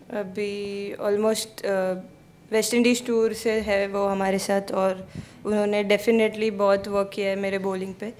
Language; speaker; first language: Hindi; native; Hindi